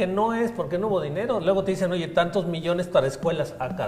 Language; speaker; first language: Spanish; native; Spanish